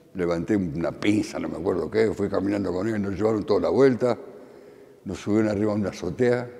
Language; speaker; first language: Spanish; early bilingual, other home language; Polish